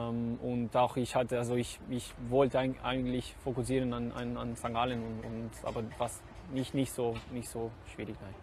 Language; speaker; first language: German; non-native, learner; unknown